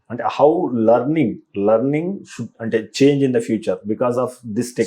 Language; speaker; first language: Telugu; native; Telugu